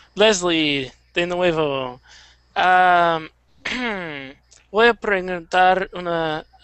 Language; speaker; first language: Spanish; non-native, learner; English